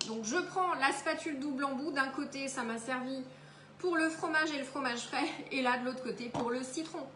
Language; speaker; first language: French; native; French